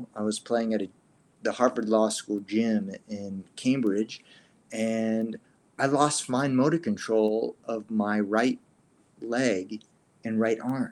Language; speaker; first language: English; native; English